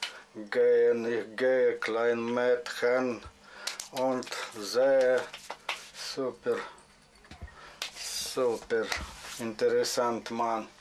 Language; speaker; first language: German; non-native, learner; Russian